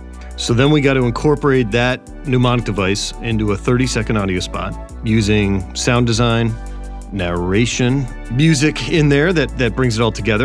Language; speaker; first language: English; native; English